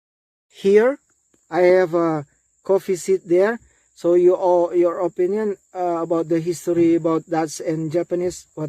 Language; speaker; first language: English; non-native, learner; Indonesian